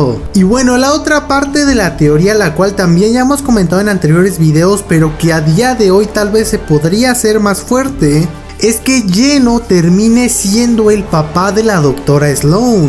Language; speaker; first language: Spanish; native; Spanish